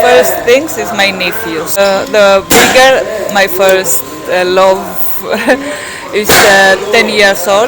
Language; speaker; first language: English; non-native, fluent; Greek